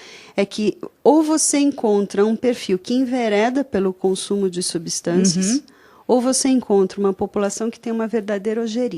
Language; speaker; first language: Portuguese; native; Portuguese